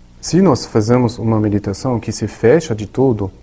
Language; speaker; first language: Portuguese; non-native, learner; German